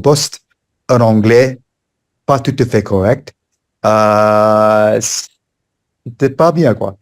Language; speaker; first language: French; non-native, fluent; English